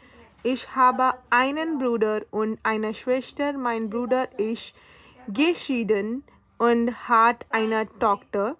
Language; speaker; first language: German; non-native, learner; Hindi